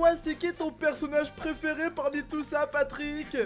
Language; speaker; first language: French; native; French